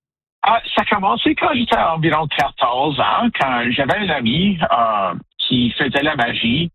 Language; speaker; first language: French; non-native, local second language; English